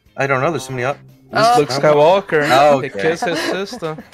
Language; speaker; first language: English; native; English